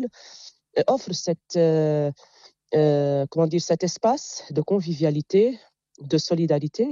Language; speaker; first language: French; non-native, local second language; Arabic